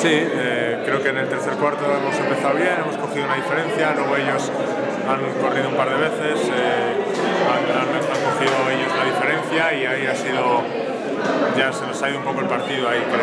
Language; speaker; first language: Spanish; native; Spanish